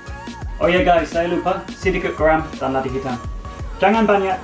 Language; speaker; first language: Indonesian; non-native, fluent; English